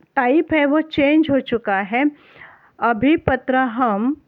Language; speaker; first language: Hindi; non-native, local second language; Marathi